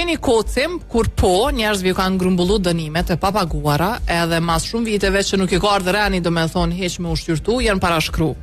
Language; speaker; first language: Albanian; native; Albanian